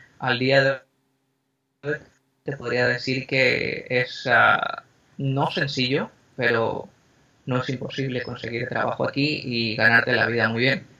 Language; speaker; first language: Spanish; native; Spanish